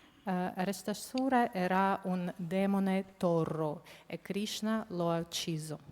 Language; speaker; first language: Italian; non-native, fluent; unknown